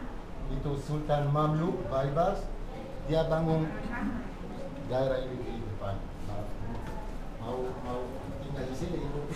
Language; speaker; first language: Indonesian; non-native, fluent; Hebrew